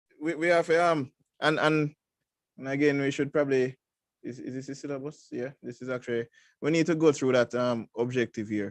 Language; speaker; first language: English; native; English